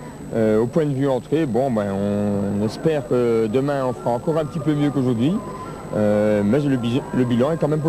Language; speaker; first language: French; native; French